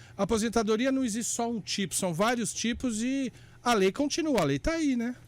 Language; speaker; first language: Portuguese; native; Portuguese